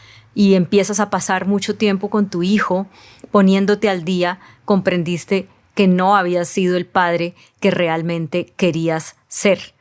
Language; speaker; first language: Spanish; native; Spanish